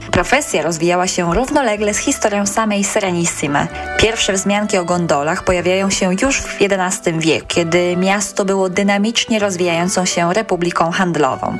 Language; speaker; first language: Polish; native; Polish